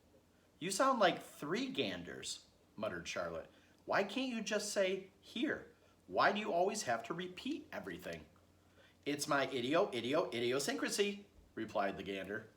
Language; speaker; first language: English; native; English